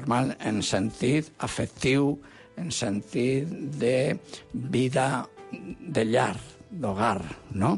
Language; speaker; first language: Catalan; non-native, local second language; Spanish